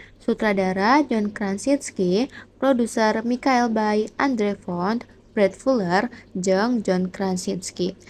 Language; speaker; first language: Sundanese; non-native, local second language; Indonesian